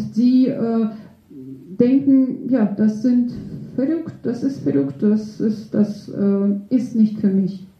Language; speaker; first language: German; non-native, fluent; Russian